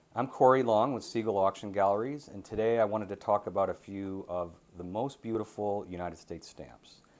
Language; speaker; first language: English; native; English